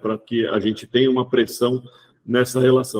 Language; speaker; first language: Portuguese; native; Portuguese